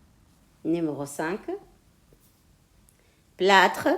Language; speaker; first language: French; non-native, local second language; Arabic